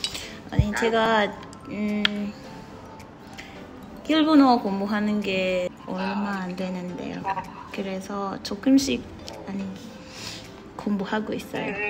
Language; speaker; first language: Korean; non-native, learner; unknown